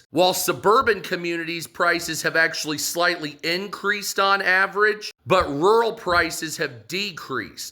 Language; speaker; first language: English; native; English